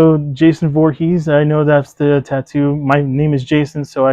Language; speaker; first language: English; native; English